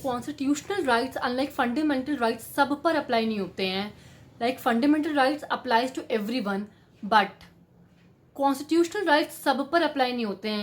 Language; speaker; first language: Hindi; native; Hindi